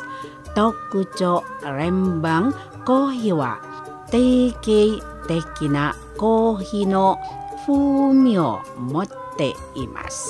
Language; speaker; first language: Japanese; non-native, fluent; Indonesian